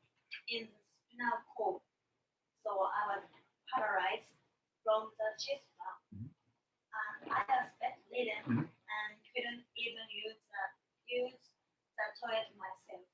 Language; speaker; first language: English; non-native, learner; Japanese